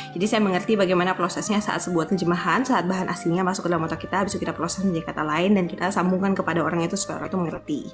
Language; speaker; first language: Indonesian; native; Indonesian